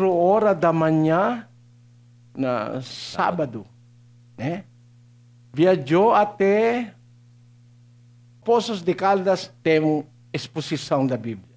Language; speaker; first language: Portuguese; non-native, learner; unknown